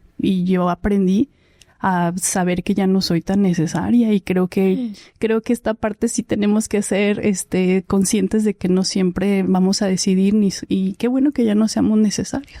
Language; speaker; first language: Spanish; native; Spanish